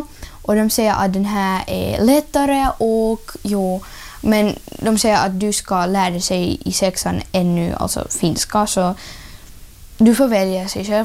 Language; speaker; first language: Swedish; non-native, learner; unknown